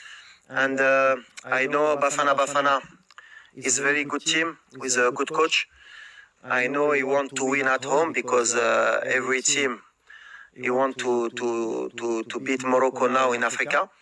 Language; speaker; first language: English; non-native, learner; French